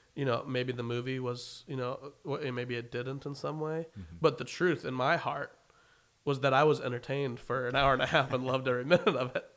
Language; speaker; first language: English; native; English